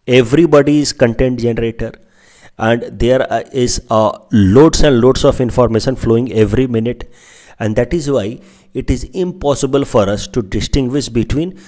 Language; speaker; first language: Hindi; non-native, local second language; Assamese